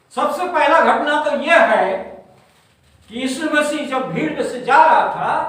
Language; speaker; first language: Hindi; non-native, local second language; Bangla